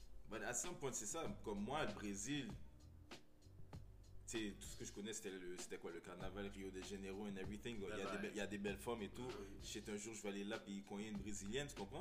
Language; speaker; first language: French; early bilingual, heritage; French